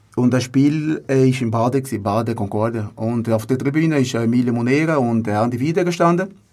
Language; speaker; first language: German; non-native, fluent; Portuguese